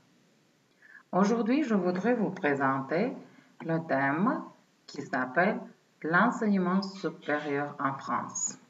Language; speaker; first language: French; non-native, fluent; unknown